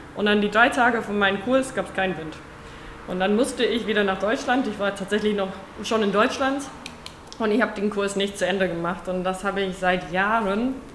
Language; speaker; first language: German; non-native, fluent; Afrikaans